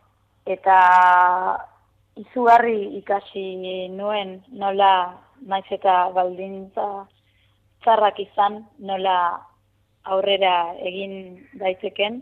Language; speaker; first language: Basque; non-native, fluent; Spanish